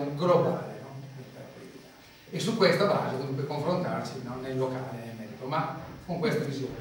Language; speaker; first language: Italian; native; Italian